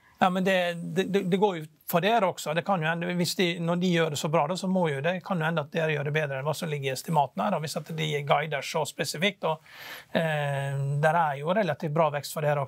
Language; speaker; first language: Norwegian; native; Norwegian